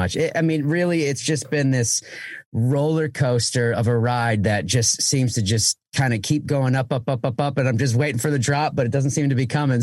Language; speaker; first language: English; native; English